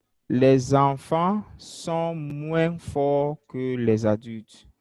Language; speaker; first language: French; non-native, fluent; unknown